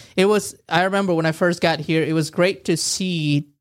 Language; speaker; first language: English; non-native, fluent; Spanish